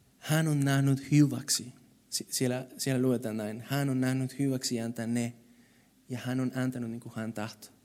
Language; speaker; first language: Finnish; non-native, fluent; Spanish